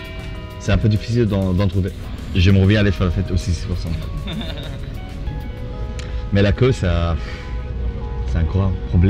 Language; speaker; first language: French; non-native, fluent; Arabic